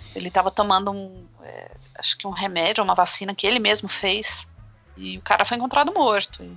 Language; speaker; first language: Portuguese; native; Portuguese